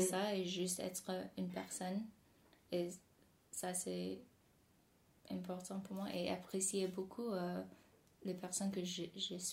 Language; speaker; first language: French; non-native, fluent; English